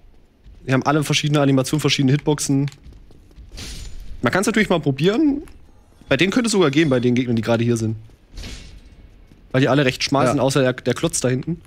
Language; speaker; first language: German; native; German